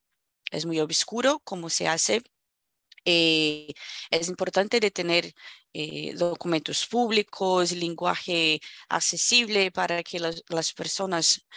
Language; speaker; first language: Spanish; non-native, fluent; Portuguese